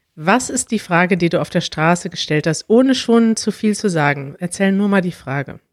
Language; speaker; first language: German; native; German